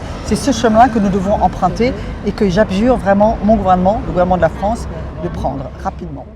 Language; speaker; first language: French; native; French